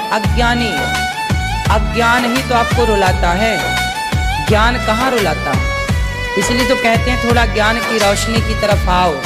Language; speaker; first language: Hindi; native; Hindi